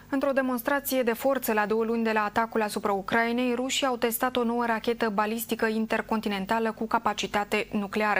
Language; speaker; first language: Romanian; native; Romanian